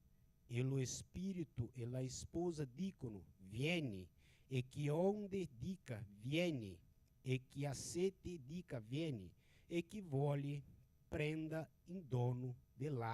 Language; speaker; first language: Italian; non-native, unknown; Portuguese